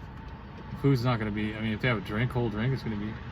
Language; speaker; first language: English; native; English